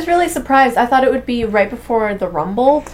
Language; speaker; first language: English; native; English